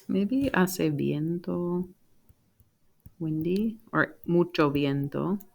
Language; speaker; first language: Spanish; non-native, fluent; English